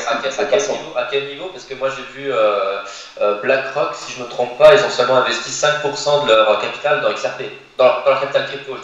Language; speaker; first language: French; native; French